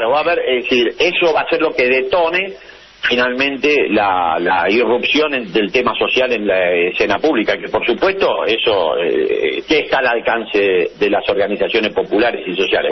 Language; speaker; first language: Spanish; native; Spanish